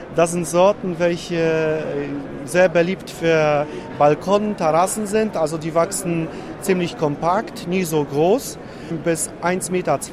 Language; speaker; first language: German; non-native, fluent; Polish